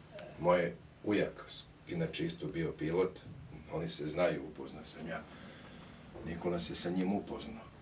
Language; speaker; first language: Bosnian; native; Bosnian